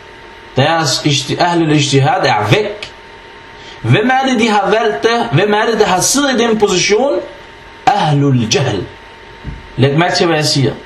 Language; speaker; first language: Danish; non-native, fluent; Arabic